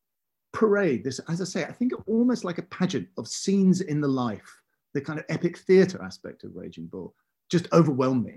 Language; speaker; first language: English; native; English